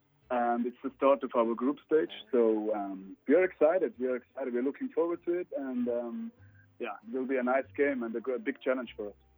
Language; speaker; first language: English; non-native, fluent; Swiss German